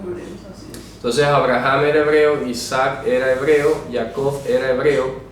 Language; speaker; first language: Spanish; native; Spanish